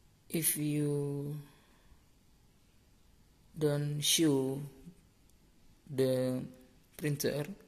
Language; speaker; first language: English; non-native, learner; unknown